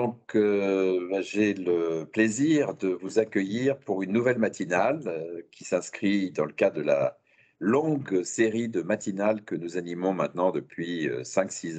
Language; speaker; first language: French; native; French